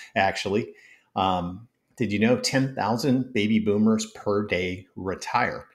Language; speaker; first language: English; native; English